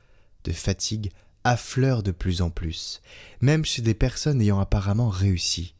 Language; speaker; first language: French; native; French